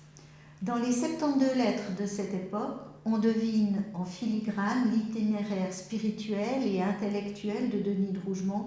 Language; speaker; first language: French; native; French